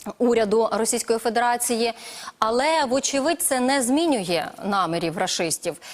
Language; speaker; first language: Ukrainian; native; Ukrainian